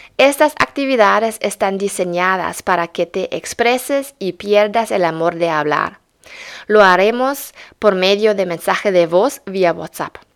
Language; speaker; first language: Spanish; non-native, fluent; German